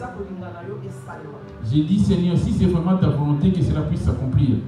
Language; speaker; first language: French; non-native, local second language; Lingala